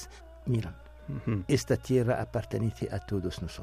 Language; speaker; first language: Spanish; non-native, fluent; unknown